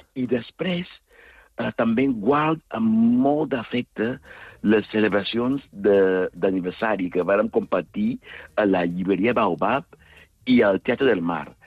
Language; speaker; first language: Catalan; non-native, fluent; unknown